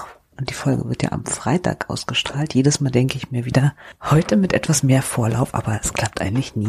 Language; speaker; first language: German; native; German